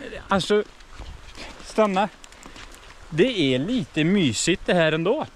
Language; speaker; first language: Swedish; native; Swedish